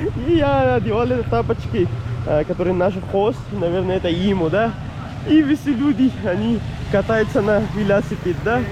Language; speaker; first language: Russian; non-native, learner; Pashto